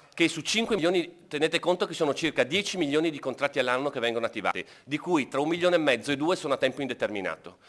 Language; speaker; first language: Italian; native; Italian